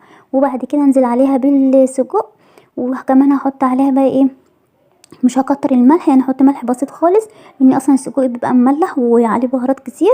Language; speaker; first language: Arabic; native; Arabic